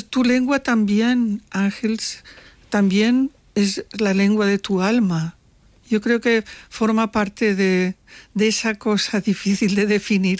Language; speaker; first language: Spanish; non-native, local second language; Catalan